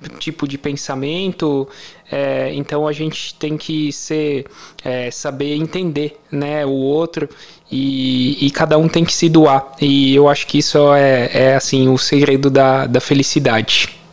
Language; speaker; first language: Portuguese; non-native, fluent; Italian